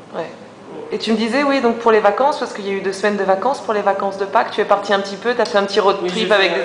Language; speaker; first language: French; native; French